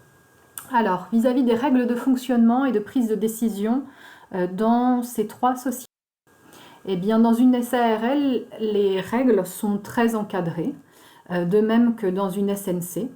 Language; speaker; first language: French; native; French